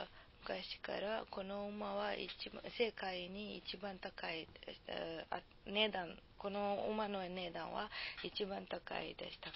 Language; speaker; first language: Japanese; non-native, learner; Serbian